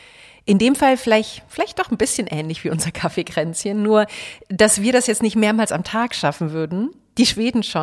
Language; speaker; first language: German; native; German